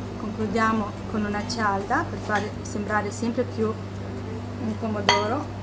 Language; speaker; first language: Italian; non-native, fluent; Romanian